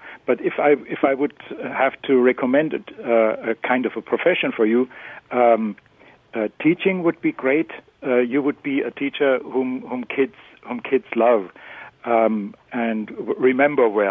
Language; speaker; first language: English; non-native, fluent; German